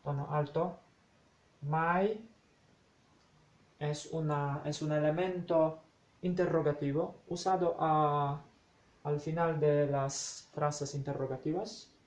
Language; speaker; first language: Spanish; non-native, fluent; Polish